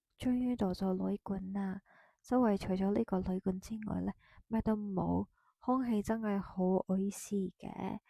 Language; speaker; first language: Cantonese; non-native, fluent; Japanese